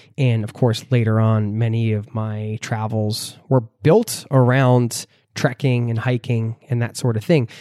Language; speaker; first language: English; native; English